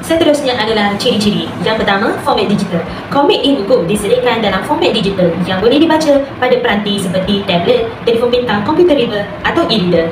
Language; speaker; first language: Malay; native; Malay